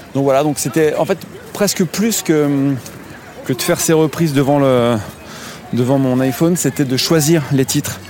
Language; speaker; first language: French; native; French